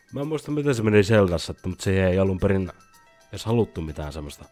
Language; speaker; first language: Finnish; native; Finnish